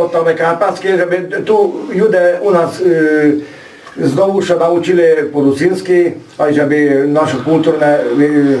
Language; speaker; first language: Ukrainian; early bilingual, heritage; Hungarian